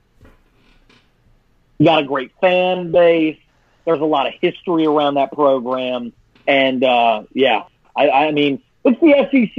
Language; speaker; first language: English; native; English